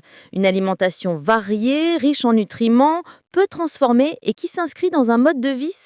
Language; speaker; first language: French; native; French